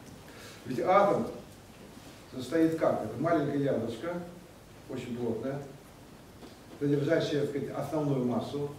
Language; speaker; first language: Russian; native; Russian